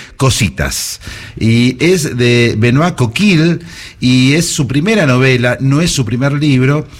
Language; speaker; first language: Spanish; native; Spanish